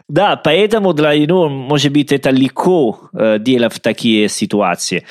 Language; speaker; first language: Russian; non-native, learner; Italian